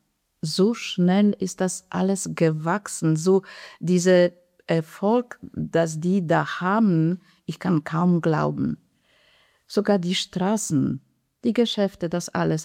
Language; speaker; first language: German; non-native, fluent; Polish